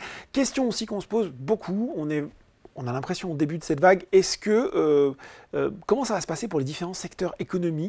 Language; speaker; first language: French; native; French